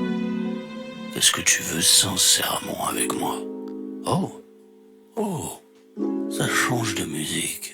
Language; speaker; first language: French; native; French